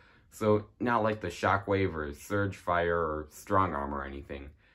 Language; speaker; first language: English; native; English